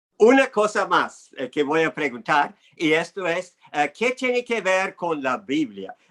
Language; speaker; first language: Spanish; non-native, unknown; English